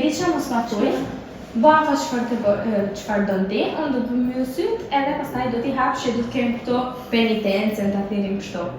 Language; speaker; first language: Albanian; early bilingual, heritage; Albanian